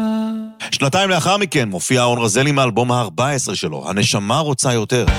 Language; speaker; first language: Hebrew; native; Hebrew